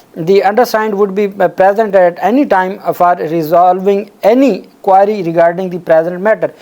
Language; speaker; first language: English; non-native, local second language; Urdu